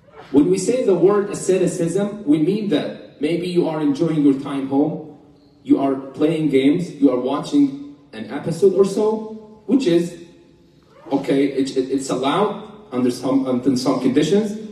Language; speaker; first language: English; non-native, fluent; Arabic